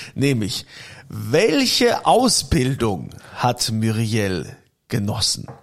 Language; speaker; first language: German; native; German